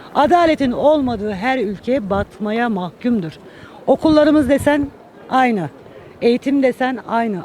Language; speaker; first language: Turkish; native; Turkish